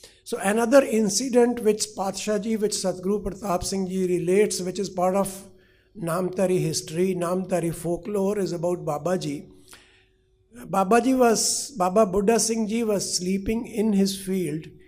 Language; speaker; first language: English; non-native, local second language; Punjabi